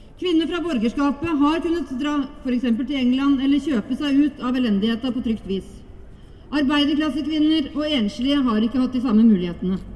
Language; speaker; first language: Norwegian; native; Norwegian